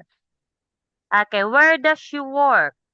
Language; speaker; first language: English; non-native, local second language; Cebuano